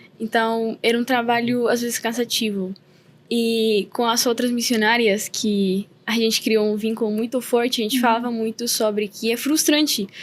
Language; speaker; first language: Portuguese; non-native, fluent; Spanish